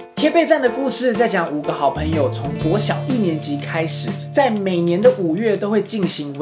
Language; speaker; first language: Chinese; native; Chinese